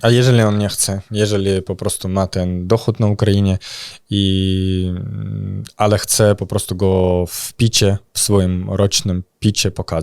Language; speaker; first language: Polish; non-native, fluent; Russian